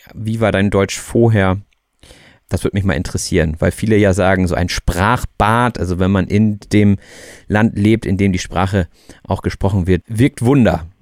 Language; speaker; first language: German; native; German